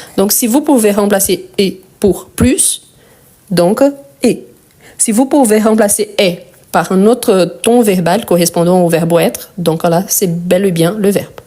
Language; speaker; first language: French; non-native, fluent; Portuguese